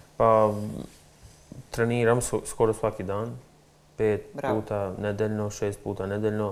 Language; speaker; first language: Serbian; non-native, local second language; Albanian